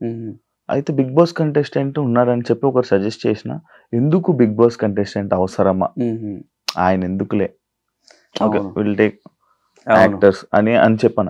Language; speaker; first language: Telugu; native; Telugu